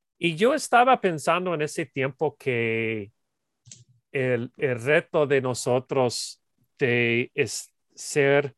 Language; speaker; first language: Spanish; non-native, learner; English